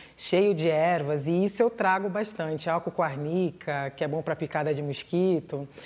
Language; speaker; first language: Portuguese; native; Portuguese